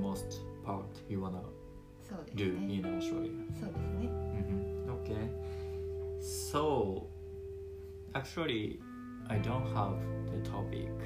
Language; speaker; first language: English; non-native, learner; Japanese